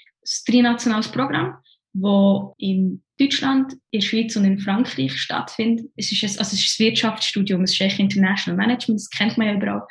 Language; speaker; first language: German; early bilingual, other home language; Arabic